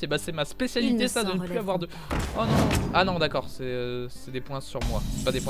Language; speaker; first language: French; native; French